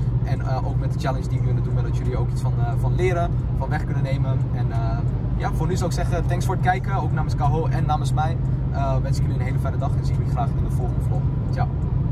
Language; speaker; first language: Dutch; native; Dutch